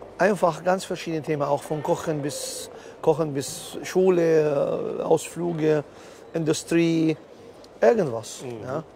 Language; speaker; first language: German; non-native, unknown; Arabic